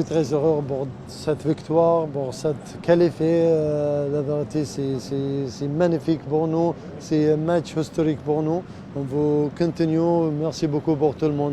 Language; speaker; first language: French; non-native, learner; Arabic